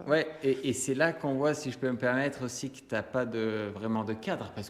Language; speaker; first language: French; native; French